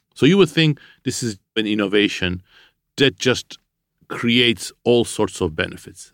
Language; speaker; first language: English; non-native, fluent; Armenian